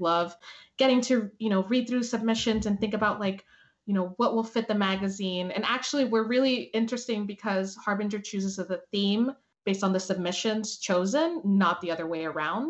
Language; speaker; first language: English; early bilingual, other home language; Spanish